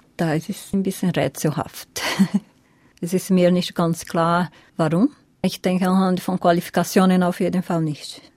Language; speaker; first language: German; non-native, fluent; Portuguese